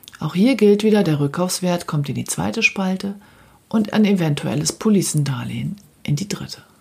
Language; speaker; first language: German; native; German